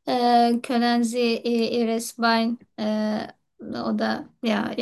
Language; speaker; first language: German; non-native, learner; Turkish